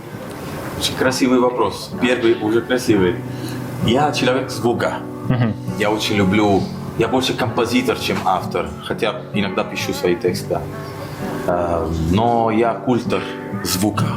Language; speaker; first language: Russian; non-native, fluent; Italian